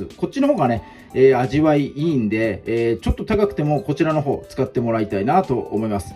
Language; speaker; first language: Japanese; native; Japanese